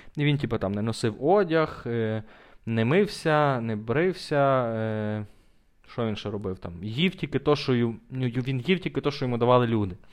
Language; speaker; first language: Ukrainian; native; Ukrainian